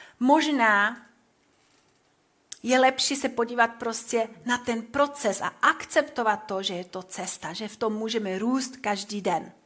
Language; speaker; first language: Czech; non-native, fluent; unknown